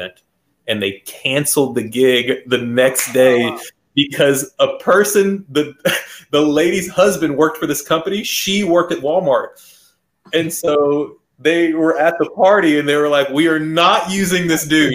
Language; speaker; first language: English; native; English